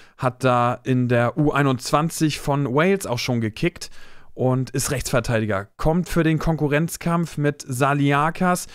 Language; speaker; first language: German; native; German